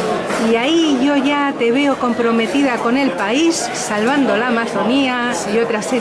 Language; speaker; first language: Spanish; native; Spanish